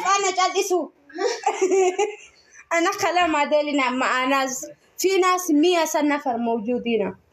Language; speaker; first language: Arabic; non-native, learner; Oromo